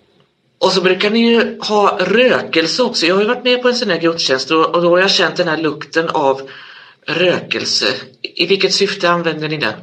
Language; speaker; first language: Swedish; native; Swedish